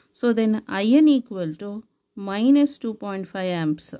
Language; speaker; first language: English; non-native, local second language; Kannada